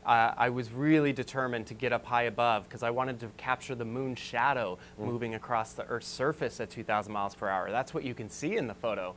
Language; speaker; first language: English; native; English